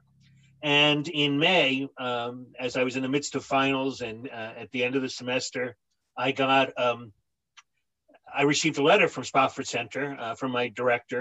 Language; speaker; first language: English; native; English